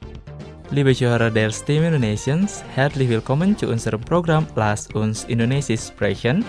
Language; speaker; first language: German; non-native, fluent; Indonesian